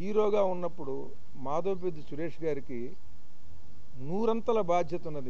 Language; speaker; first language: Telugu; native; Telugu